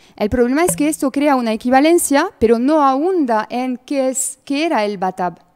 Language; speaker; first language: Spanish; non-native, fluent; French